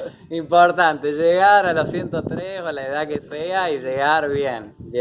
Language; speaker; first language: Spanish; native; Spanish